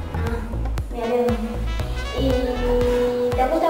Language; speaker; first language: Spanish; non-native, learner; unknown